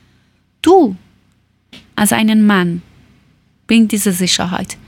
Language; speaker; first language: German; non-native, learner; Persian